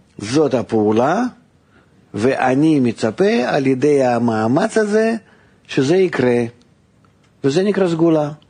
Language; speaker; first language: Hebrew; non-native, fluent; Russian